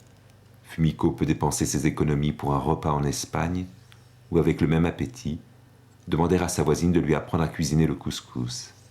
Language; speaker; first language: French; native; French